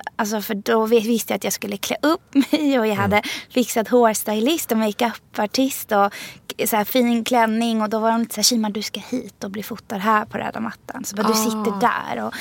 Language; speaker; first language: Swedish; early bilingual, other home language; Persian